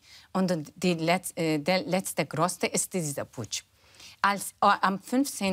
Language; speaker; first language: German; non-native, fluent; Turkish